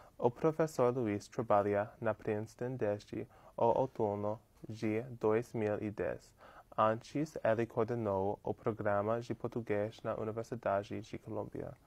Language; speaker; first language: Portuguese; non-native, learner; English